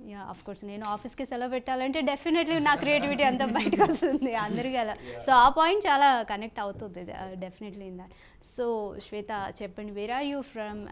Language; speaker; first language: Telugu; native; Telugu